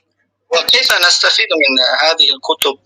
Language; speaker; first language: Arabic; non-native, fluent; Uzbek